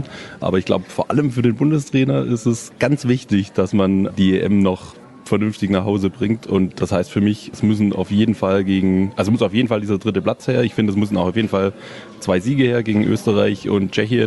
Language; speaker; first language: German; native; German